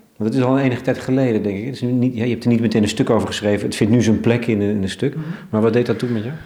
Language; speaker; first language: Dutch; native; Dutch